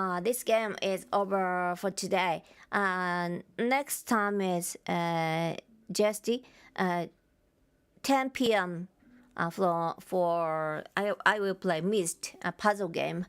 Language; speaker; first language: English; non-native, learner; Japanese